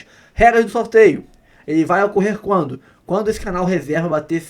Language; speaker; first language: Portuguese; native; Portuguese